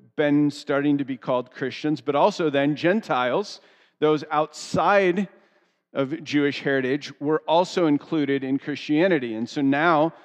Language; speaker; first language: English; native; English